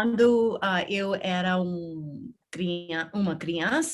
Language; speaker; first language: Portuguese; non-native, learner; English